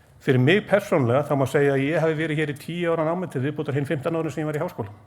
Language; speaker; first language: Icelandic; native; Icelandic